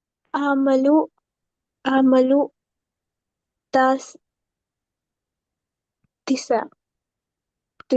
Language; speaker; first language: Arabic; non-native, learner; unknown